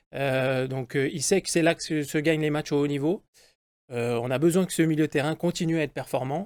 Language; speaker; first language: French; native; French